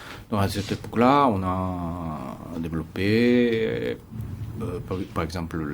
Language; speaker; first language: French; non-native, fluent; Japanese